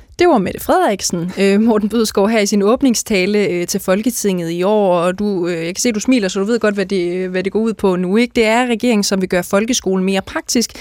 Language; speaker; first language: Danish; native; Danish